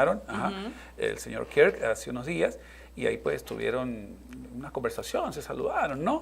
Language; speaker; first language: Spanish; native; Spanish